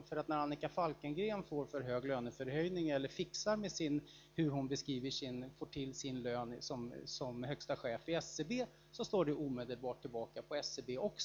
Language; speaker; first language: Swedish; native; Swedish